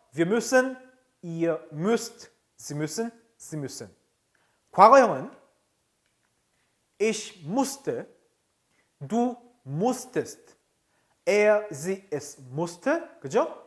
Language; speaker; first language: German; non-native, fluent; Korean